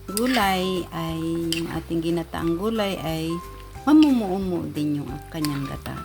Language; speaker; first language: Filipino; non-native, local second language; Bikol